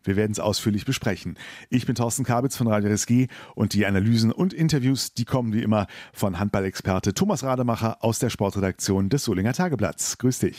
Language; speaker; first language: German; native; German